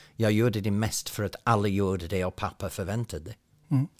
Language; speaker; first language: Swedish; non-native, fluent; English